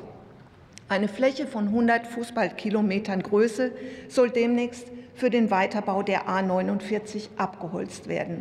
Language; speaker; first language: German; native; German